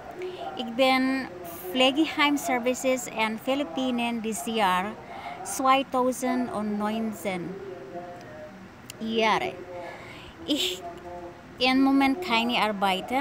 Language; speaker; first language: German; non-native, learner; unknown